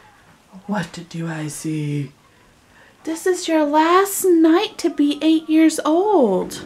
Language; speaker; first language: English; native; English